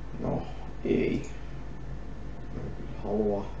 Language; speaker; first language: Finnish; non-native, learner; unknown